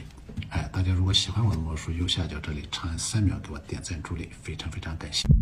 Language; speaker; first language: Chinese; native; Chinese